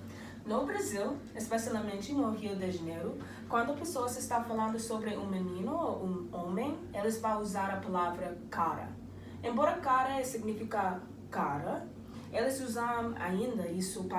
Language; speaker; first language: Portuguese; non-native, learner; English